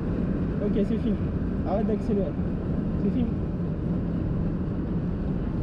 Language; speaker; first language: French; native; French